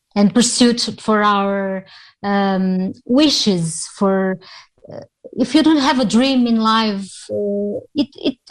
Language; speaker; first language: English; non-native, fluent; Portuguese